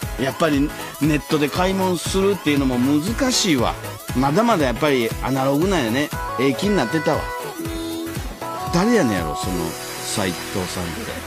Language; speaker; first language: Japanese; native; Japanese